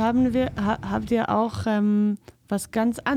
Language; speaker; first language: German; non-native, fluent; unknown